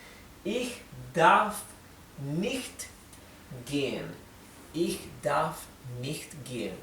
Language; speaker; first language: German; non-native, fluent; Spanish